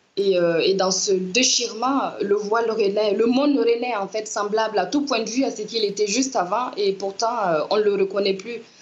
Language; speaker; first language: French; non-native, local second language; Mossi